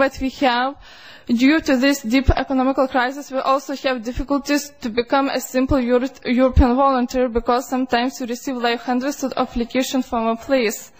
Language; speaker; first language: English; non-native, fluent; Lithuanian